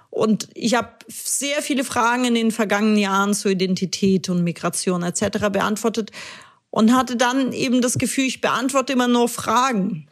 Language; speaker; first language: German; early bilingual, other home language; Russian